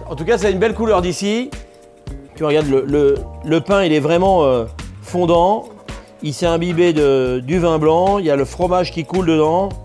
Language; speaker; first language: French; native; French